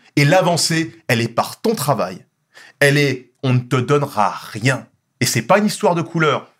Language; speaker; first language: French; native; French